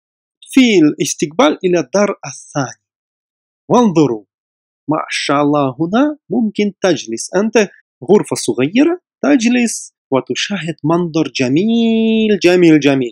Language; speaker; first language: Arabic; non-native, fluent; Russian